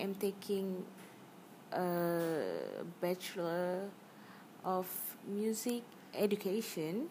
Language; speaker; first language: English; non-native, learner; Malay